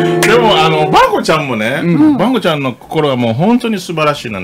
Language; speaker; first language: Japanese; non-native, fluent; English